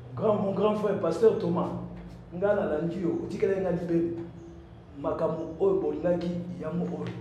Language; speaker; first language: Lingala; native; Lingala